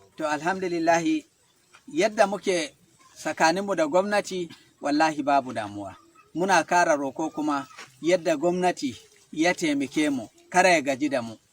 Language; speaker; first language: Hausa; non-native, local second language; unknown